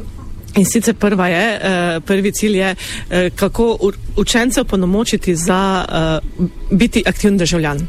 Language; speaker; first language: Slovenian; native; Slovenian